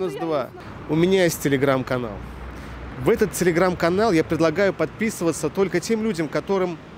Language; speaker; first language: Russian; native; Russian